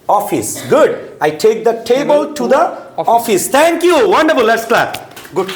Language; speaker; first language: English; non-native, fluent; Bangla